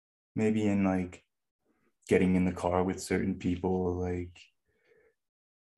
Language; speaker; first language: English; native; English